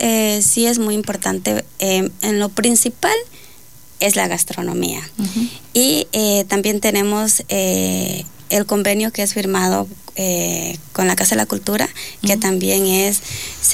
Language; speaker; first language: Spanish; native; Spanish